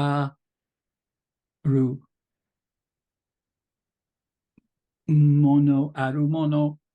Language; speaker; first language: Japanese; non-native, learner; English